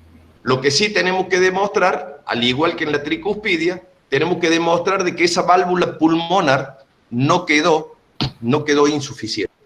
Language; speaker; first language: Spanish; native; Spanish